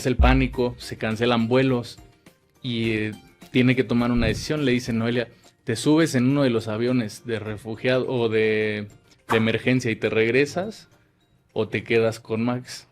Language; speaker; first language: Spanish; native; Spanish